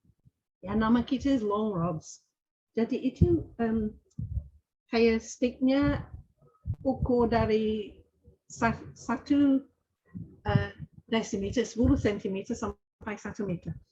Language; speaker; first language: Indonesian; non-native, fluent; English